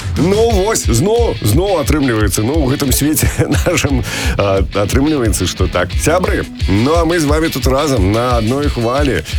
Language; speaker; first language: Belarusian; non-native, local second language; Russian